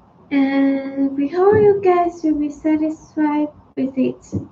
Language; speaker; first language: English; non-native, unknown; Chinese